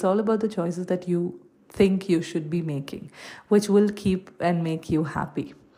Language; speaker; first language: English; non-native, local second language; Malayalam